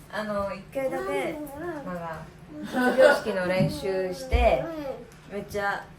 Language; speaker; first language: Japanese; early bilingual, other home language; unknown